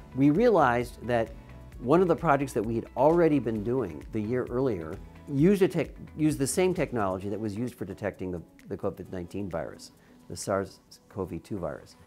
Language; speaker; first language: English; native; English